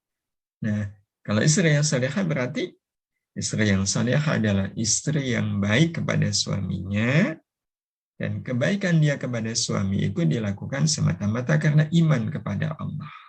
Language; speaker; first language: Indonesian; native; Indonesian